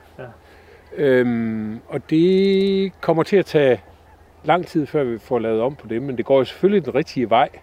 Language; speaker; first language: Danish; native; Danish